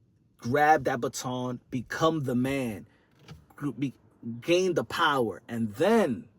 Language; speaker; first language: English; native; English